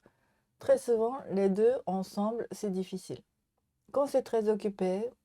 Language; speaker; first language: French; non-native, learner; Japanese